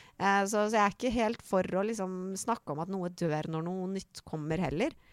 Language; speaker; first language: Norwegian; early bilingual, other home language; Persian